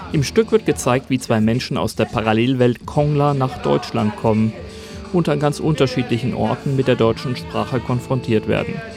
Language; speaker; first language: German; native; German